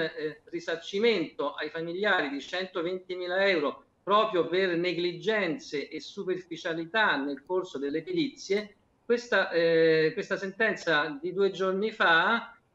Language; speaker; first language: Italian; native; Italian